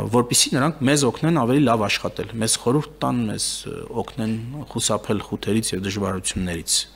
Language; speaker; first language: Armenian; early bilingual, heritage; Armenian